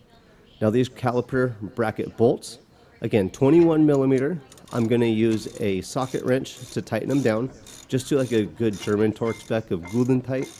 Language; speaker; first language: English; native; English